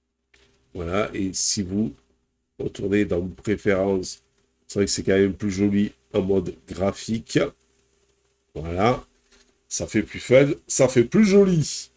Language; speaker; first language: French; native; French